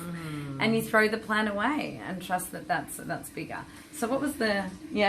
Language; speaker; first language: English; native; English